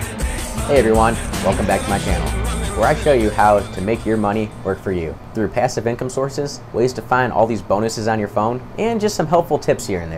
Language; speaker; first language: English; native; English